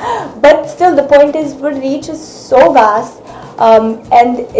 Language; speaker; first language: Hindi; non-native, fluent; English